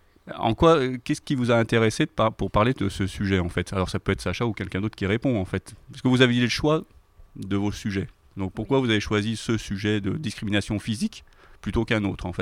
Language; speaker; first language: French; native; French